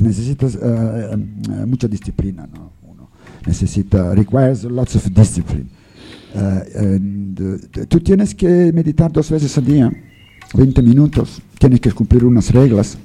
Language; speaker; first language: Spanish; non-native, learner; English